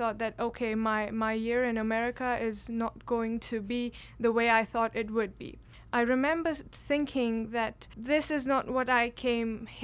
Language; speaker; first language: English; non-native, local second language; Kashmiri